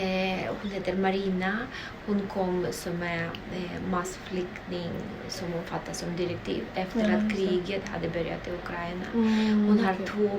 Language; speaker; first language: Swedish; non-native, local second language; Russian